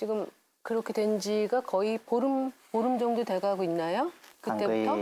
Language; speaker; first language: Korean; native; Korean